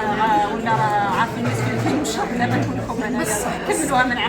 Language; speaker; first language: Arabic; native; Arabic